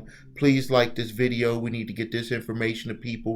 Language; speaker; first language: English; native; English